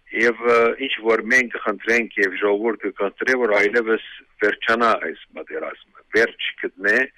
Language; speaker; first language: Armenian; early bilingual, heritage; Armenian